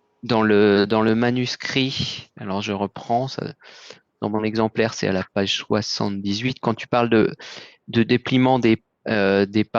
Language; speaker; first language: French; native; French